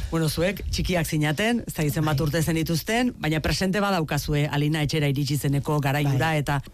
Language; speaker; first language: Basque; native; Basque